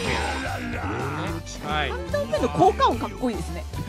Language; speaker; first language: Japanese; native; Japanese